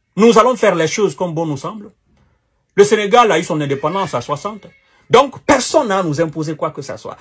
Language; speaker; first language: French; non-native, local second language; Wolof